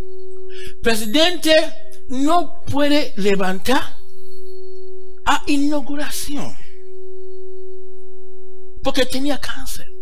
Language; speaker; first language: Spanish; non-native, learner; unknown